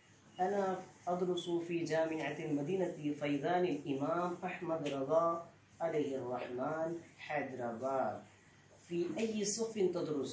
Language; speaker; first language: Arabic; non-native, learner; Urdu